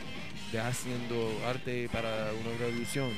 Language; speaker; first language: Spanish; non-native, learner; English